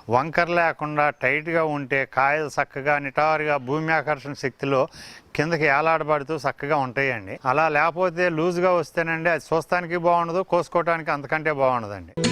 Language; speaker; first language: Telugu; native; Telugu